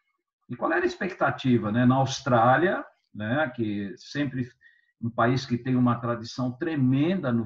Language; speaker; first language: Portuguese; native; Portuguese